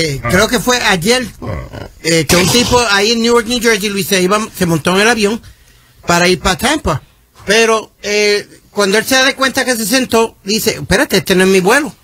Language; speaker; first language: Spanish; early bilingual, heritage; Spanish